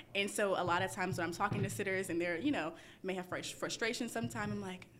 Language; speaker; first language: English; native; English